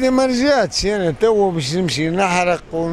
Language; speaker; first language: Arabic; native; Arabic